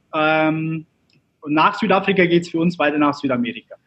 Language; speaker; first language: German; early bilingual, other home language; Turkish